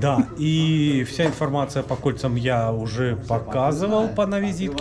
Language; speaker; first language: Russian; native; Russian